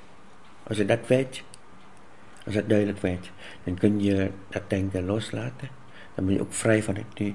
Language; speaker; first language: Dutch; non-native, fluent; Vietnamese